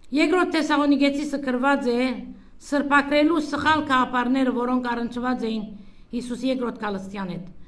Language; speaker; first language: Armenian; native; Armenian